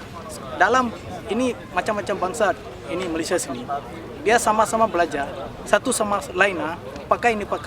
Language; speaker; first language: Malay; non-native, local second language; Tamil